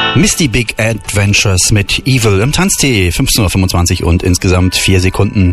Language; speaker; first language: German; native; German